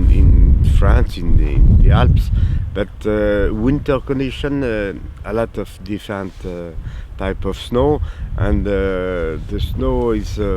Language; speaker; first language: English; non-native, learner; French